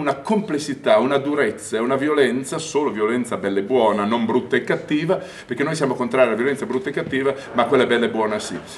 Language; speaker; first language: Italian; native; Italian